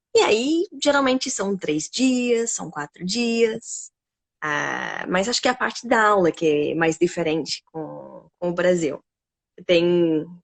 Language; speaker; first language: Portuguese; non-native, fluent; English